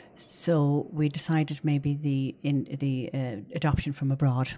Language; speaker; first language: English; native; English